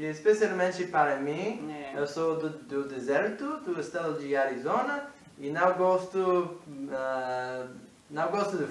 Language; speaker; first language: Portuguese; non-native, fluent; English